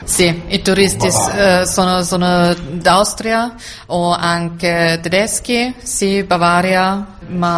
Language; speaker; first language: Italian; non-native, learner; German